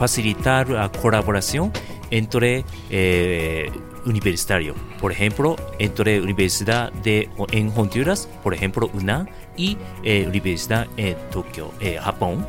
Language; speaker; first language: Spanish; non-native, learner; Japanese